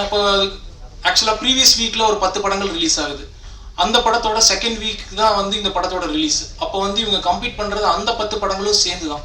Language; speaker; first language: Tamil; native; Tamil